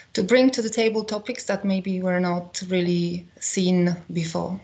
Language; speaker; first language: English; non-native, fluent; Polish